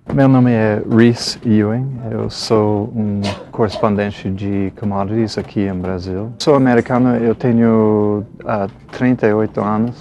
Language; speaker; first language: Portuguese; non-native, fluent; English